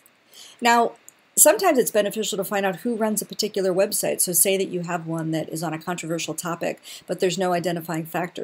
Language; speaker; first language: English; native; English